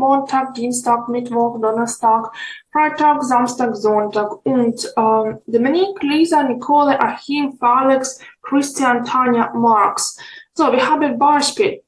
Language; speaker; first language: German; non-native, fluent; Ukrainian